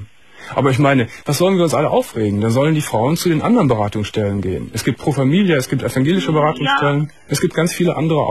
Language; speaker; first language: German; native; German